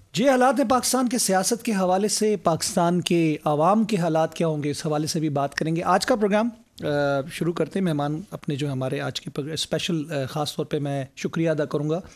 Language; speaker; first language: Urdu; native; Urdu